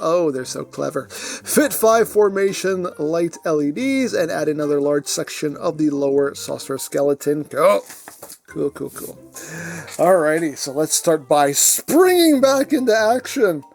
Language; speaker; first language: English; native; English